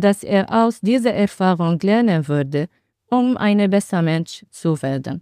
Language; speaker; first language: German; non-native, learner; Arabic